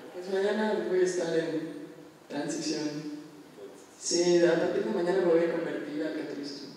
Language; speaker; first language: Spanish; native; Spanish